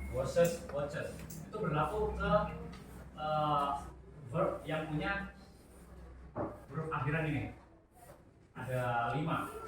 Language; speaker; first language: Indonesian; native; Indonesian